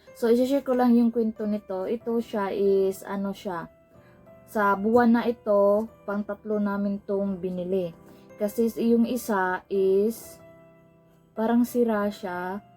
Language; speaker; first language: Filipino; non-native, local second language; Cebuano